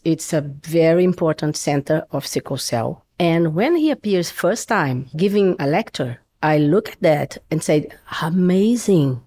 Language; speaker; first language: English; non-native, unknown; Portuguese